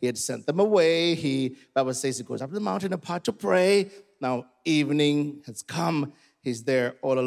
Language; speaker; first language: English; non-native, local second language; Ganda